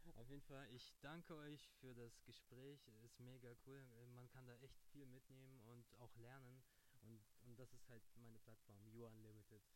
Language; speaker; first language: German; early bilingual, other home language; Russian